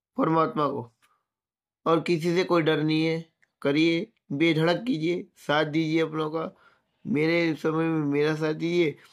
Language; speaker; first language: Hindi; native; Hindi